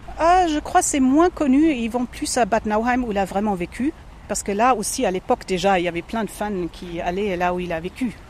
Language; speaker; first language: French; non-native, fluent; German